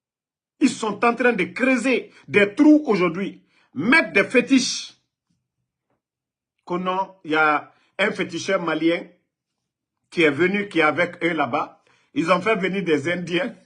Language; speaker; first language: French; non-native, local second language; Mandingo